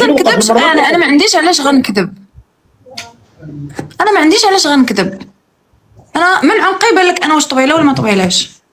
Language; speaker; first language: Arabic; native; Arabic